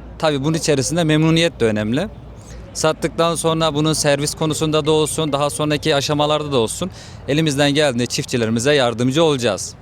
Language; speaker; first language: Turkish; native; Turkish